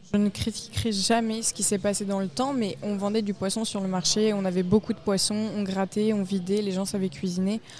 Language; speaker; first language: French; native; French